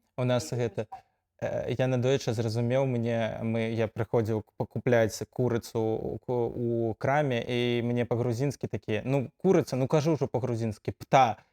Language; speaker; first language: Belarusian; non-native, local second language; Russian